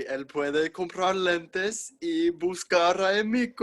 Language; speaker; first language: Spanish; non-native, learner; English